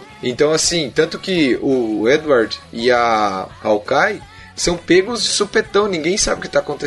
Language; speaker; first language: Portuguese; native; Portuguese